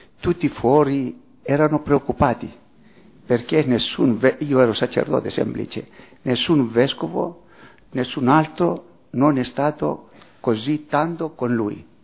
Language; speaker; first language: Italian; non-native, fluent; Greek